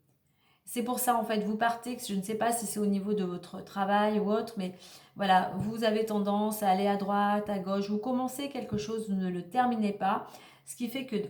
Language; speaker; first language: French; native; French